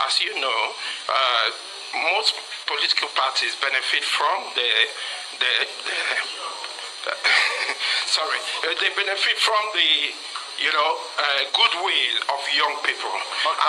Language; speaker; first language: English; non-native, local second language; Igbo